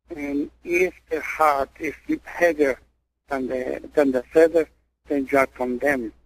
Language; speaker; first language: English; non-native, fluent; Spanish